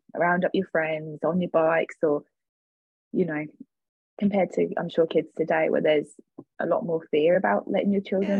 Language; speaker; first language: English; native; English